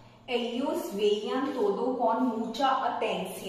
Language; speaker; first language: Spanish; non-native, fluent; Hindi